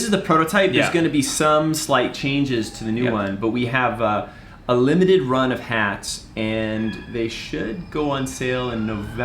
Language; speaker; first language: English; native; English